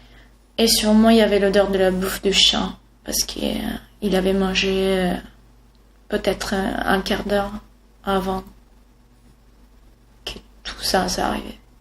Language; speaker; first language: French; non-native, fluent; Italian